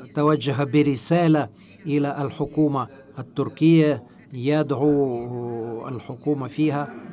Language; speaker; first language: Arabic; non-native, fluent; Turkish